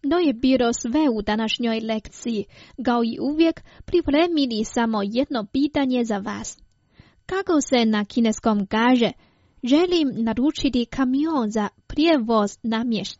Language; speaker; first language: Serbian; non-native, fluent; Chinese